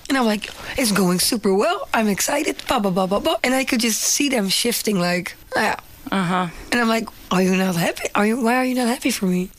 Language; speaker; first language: English; non-native, fluent; Dutch